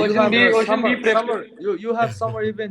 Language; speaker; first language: English; non-native, learner; Mongolian